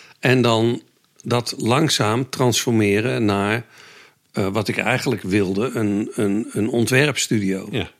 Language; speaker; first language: Dutch; native; Dutch